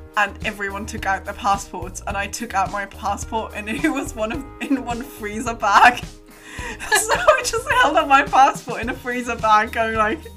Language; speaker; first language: English; non-native, fluent; German